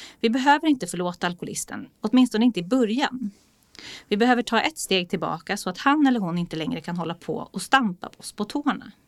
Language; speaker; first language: Swedish; native; Swedish